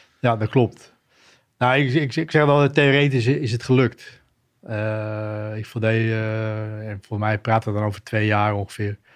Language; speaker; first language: Dutch; native; Dutch